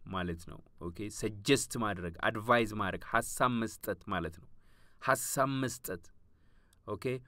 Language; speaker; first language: English; non-native, local second language; Amharic